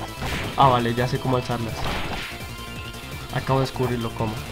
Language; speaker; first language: Spanish; native; Spanish